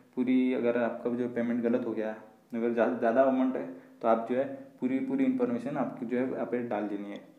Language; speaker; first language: Hindi; non-native, local second language; Marathi